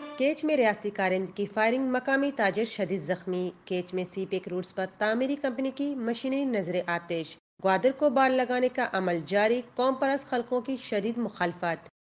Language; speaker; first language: Urdu; non-native, local second language; Baluchi